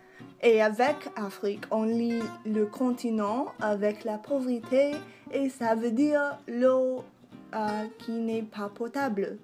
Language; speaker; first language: French; non-native, local second language; English